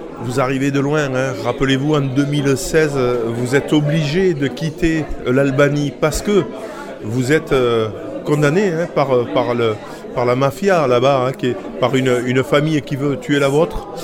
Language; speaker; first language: French; native; French